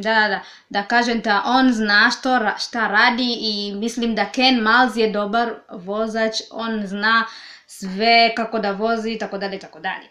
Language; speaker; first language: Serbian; non-native, learner; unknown